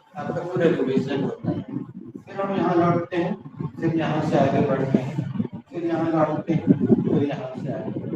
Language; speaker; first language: Hindi; native; Hindi